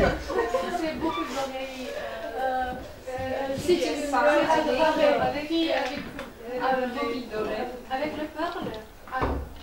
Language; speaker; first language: French; non-native, learner; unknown